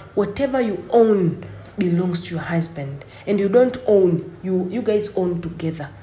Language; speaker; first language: English; non-native, local second language; Swahili